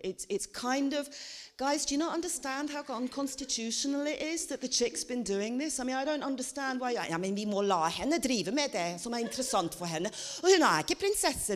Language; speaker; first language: English; native; English